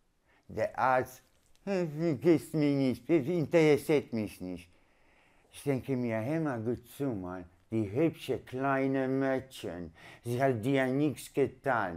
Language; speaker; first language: German; non-native, learner; Polish